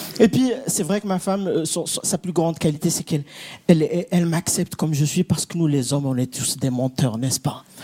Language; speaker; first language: French; non-native, local second language; Kabyle